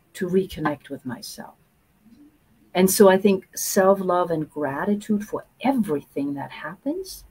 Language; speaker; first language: English; non-native, fluent; German